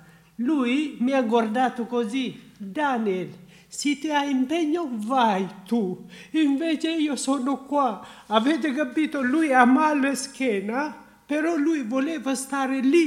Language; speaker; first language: Italian; non-native, learner; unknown